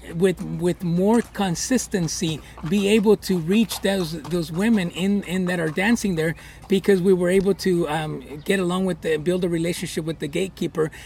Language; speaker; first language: English; early bilingual, other home language; Spanish